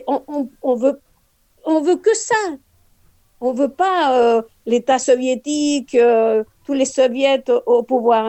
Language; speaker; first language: French; non-native, fluent; Spanish